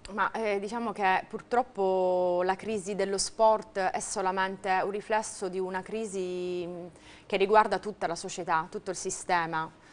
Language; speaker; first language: Italian; native; Italian